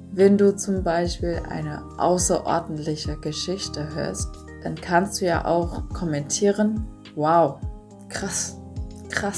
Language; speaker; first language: German; non-native, fluent; Vietnamese